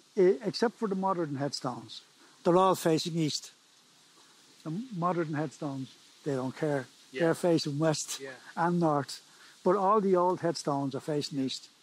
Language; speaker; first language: English; native; English